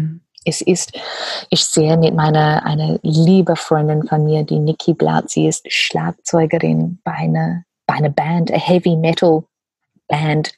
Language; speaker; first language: German; non-native, learner; English